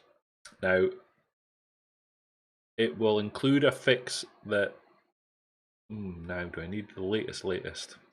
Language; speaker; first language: English; native; English